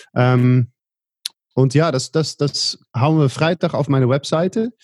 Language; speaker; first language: German; non-native, fluent; Dutch